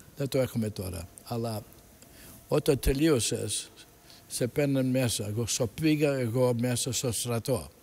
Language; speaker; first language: Greek; early bilingual, heritage; Greek